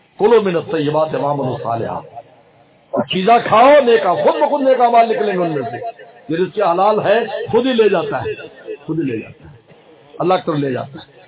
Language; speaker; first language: Urdu; non-native, local second language; Pashto